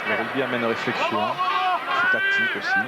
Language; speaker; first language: French; native; French